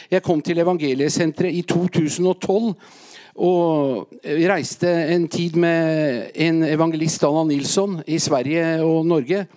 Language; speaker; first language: Norwegian; native; Norwegian